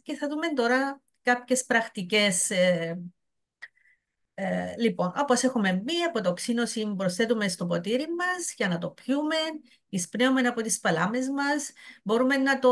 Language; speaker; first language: Greek; native; Greek